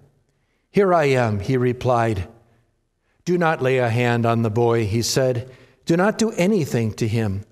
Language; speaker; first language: English; native; English